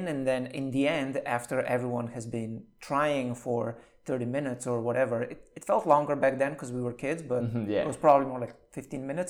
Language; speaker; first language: English; non-native, fluent; Slovenian